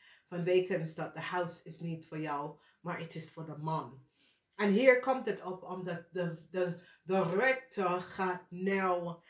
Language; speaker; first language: Dutch; non-native, fluent; English